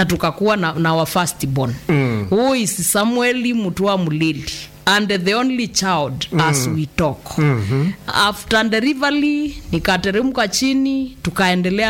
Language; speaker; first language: Swahili; non-native, local second language; Kamba